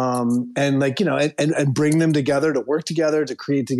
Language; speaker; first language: English; native; English